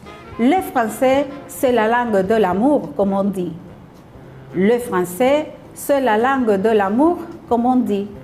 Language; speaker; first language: French; non-native, fluent; Spanish